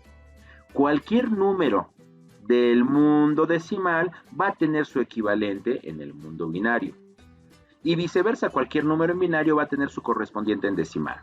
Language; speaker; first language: Spanish; native; Spanish